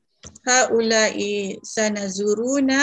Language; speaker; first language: Arabic; non-native, learner; Indonesian